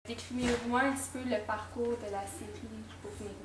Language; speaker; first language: French; native; French